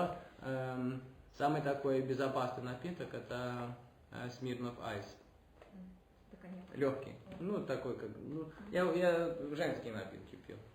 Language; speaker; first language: Russian; early bilingual, heritage; Russian